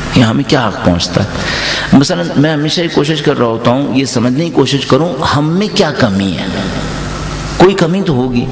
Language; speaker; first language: Urdu; native; Urdu